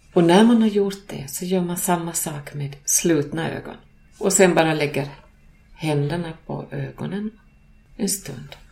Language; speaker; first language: Swedish; native; Swedish